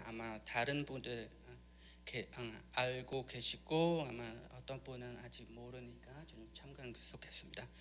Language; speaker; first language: Korean; non-native, learner; Khmer